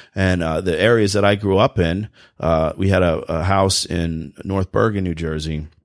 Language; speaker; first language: English; native; English